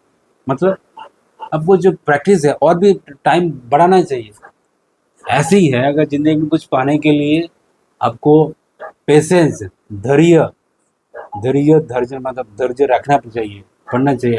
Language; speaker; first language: Hindi; non-native, local second language; Bangla